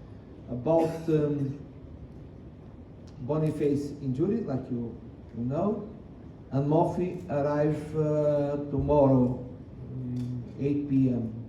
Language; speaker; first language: English; non-native, learner; Portuguese